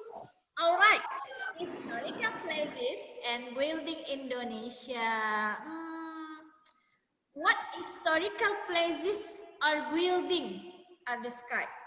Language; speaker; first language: English; non-native, learner; Indonesian